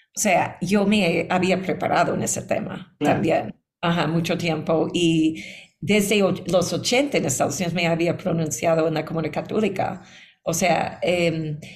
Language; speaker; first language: Spanish; non-native, fluent; English